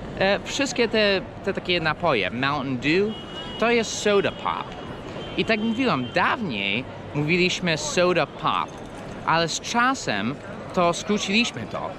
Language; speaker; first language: Polish; non-native, fluent; English